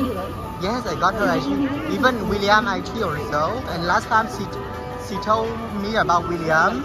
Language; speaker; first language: English; non-native, learner; Vietnamese